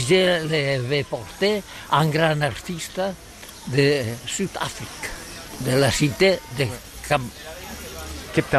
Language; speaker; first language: French; non-native, learner; Catalan